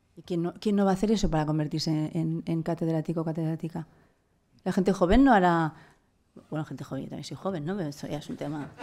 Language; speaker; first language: Spanish; non-native, local second language; Catalan